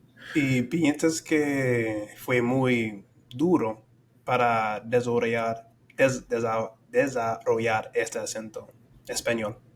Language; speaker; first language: Spanish; non-native, fluent; English